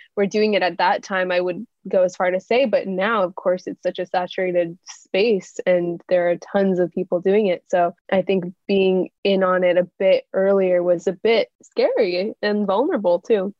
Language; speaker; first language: English; native; English